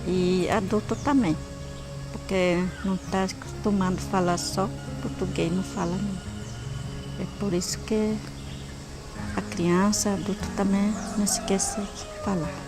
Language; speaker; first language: Portuguese; non-native, local second language; Guarani